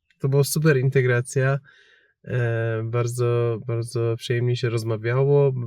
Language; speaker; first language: Polish; non-native, fluent; Persian